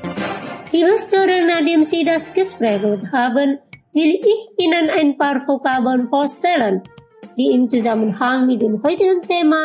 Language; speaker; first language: German; non-native, learner; Indonesian